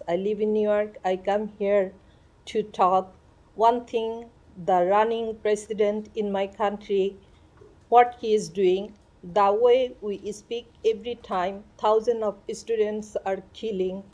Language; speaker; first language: English; non-native, learner; Bangla